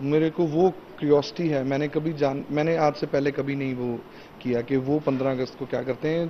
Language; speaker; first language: Hindi; native; Hindi